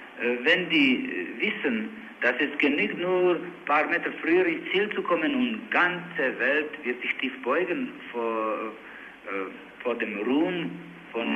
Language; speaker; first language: German; non-native, learner; Czech